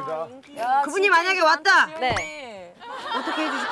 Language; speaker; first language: Korean; native; Korean